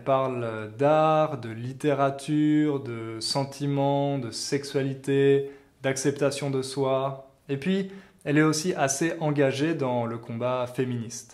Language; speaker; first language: French; native; French